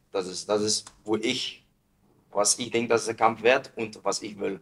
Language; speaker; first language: German; non-native, learner; Dutch